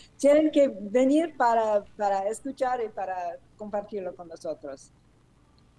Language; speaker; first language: Spanish; non-native, fluent; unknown